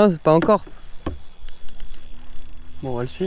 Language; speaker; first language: French; native; French